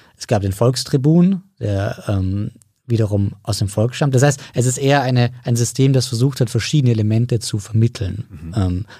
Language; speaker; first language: German; native; German